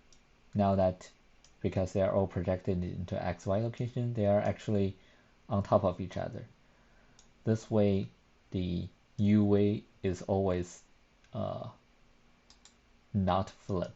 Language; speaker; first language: English; non-native, fluent; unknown